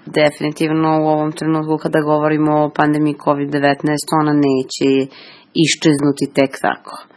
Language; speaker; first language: Serbian; native; Serbian